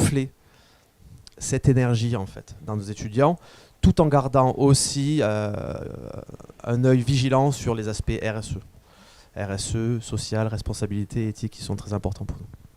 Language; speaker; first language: French; native; French